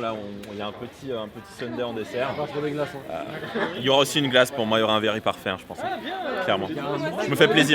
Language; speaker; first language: French; native; French